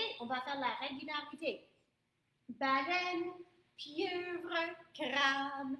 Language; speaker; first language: French; non-native, fluent; English